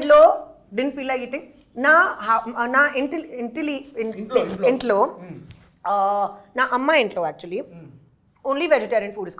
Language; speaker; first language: Telugu; non-native, fluent; Hindi